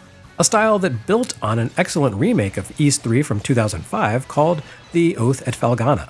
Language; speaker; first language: English; native; English